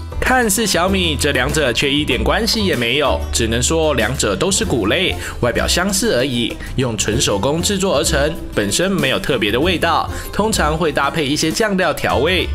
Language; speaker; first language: Chinese; native; Chinese